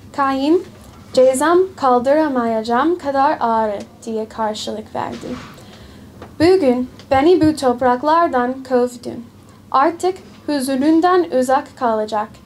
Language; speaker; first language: Turkish; non-native, learner; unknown